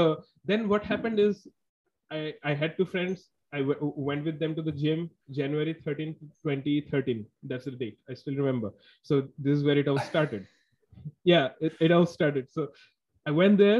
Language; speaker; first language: English; non-native, local second language; Assamese